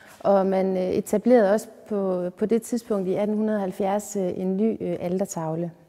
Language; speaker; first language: Danish; native; Danish